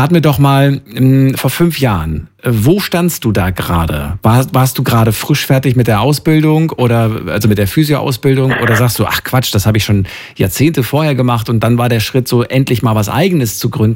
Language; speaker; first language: German; native; German